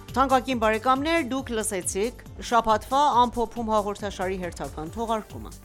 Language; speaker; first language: Armenian; early bilingual, heritage; Armenian